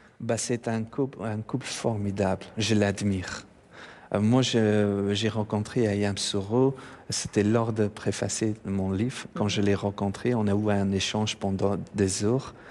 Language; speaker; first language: French; non-native, fluent; Persian